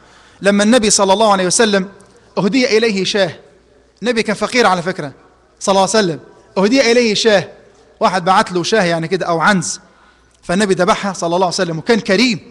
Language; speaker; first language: Arabic; native; Arabic